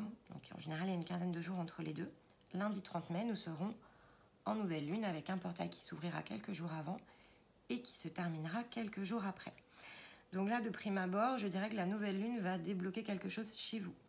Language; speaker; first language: French; native; French